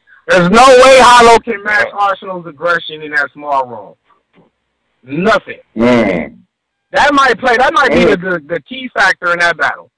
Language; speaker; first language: English; native; English